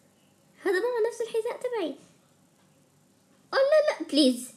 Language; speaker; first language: Arabic; native; Arabic